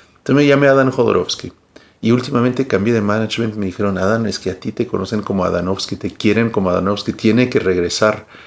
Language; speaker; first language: Spanish; early bilingual, heritage; Spanish